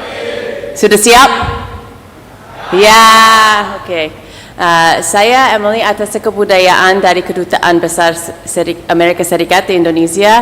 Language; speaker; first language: Indonesian; non-native, fluent; English